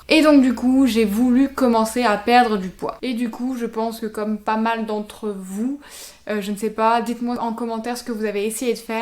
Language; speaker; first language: French; native; French